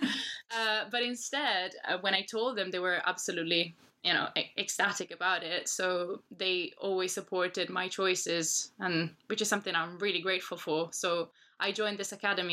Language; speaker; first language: English; non-native, fluent; Italian